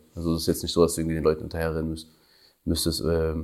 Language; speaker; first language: German; early bilingual, other home language; Albanian